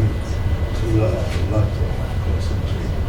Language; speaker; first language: English; non-native, learner; Arabic